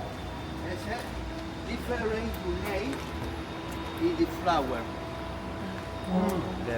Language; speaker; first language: English; non-native, learner; Spanish